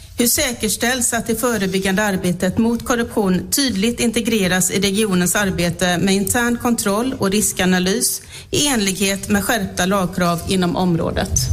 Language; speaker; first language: Swedish; native; Swedish